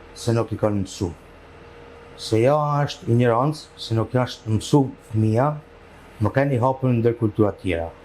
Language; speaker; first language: Albanian; early bilingual, heritage; Albanian